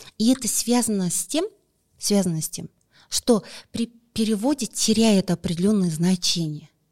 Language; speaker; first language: Russian; non-native, local second language; Kazakh